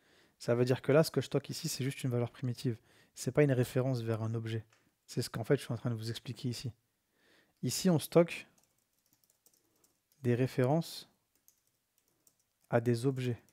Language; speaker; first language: French; native; French